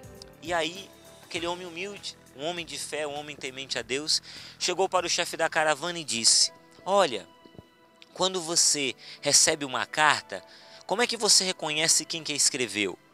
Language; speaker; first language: Portuguese; native; Portuguese